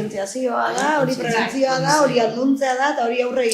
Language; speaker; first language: Basque; native; Basque